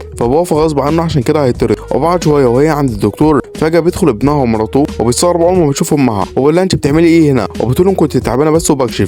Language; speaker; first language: Arabic; native; Arabic